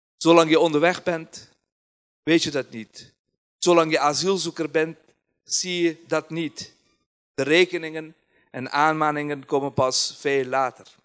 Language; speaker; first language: Dutch; non-native, fluent; Persian